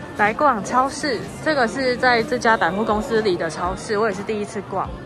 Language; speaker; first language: Chinese; native; Chinese